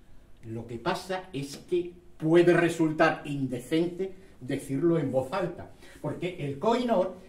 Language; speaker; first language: Spanish; native; Spanish